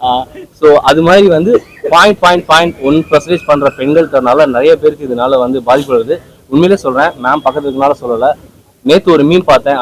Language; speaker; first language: Tamil; native; Tamil